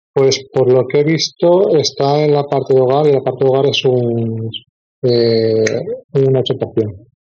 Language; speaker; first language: Spanish; native; Spanish